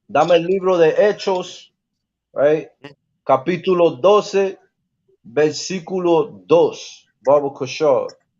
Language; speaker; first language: Spanish; non-native, learner; English